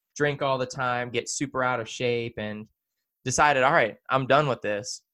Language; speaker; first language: English; native; English